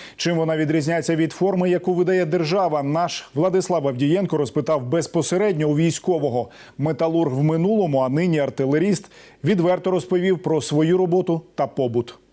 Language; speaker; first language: Ukrainian; native; Ukrainian